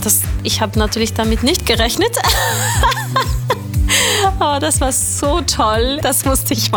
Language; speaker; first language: German; non-native, fluent; Spanish